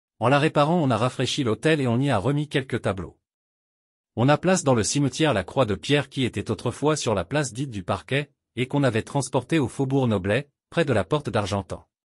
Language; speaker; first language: French; native; French